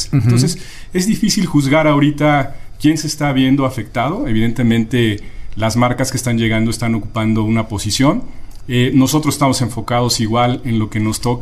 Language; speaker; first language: Spanish; native; Spanish